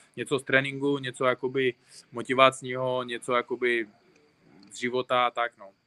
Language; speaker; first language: Czech; non-native, fluent; Uzbek